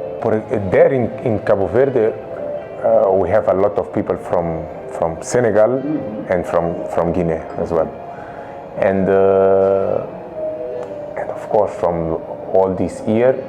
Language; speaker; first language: English; non-native, local second language; Kabuverdianu